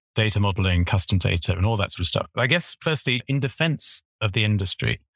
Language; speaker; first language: English; native; English